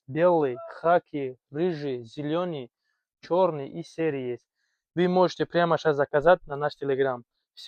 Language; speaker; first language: Russian; non-native, fluent; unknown